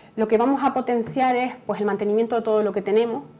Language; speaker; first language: Spanish; native; Spanish